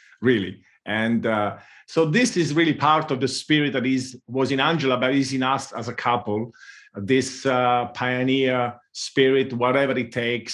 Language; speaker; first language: English; non-native, fluent; Italian